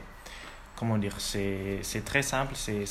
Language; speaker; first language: French; non-native, learner; Indonesian